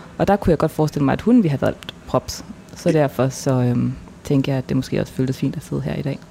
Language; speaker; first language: Danish; native; Danish